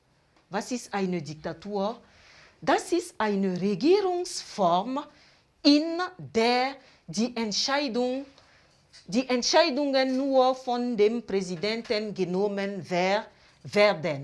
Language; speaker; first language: German; non-native, fluent; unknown